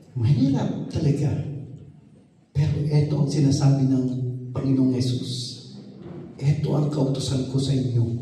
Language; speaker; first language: Filipino; non-native, local second language; Iloko